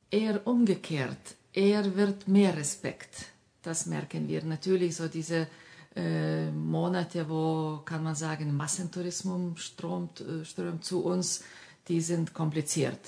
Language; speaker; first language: German; non-native, fluent; Lithuanian